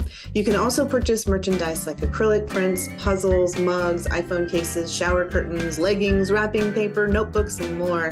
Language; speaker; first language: English; native; English